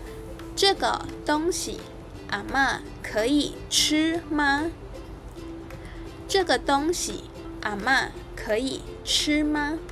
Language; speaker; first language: Chinese; non-native, fluent; Indonesian